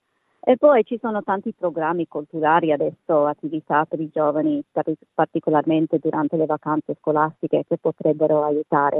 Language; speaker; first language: Italian; native; Italian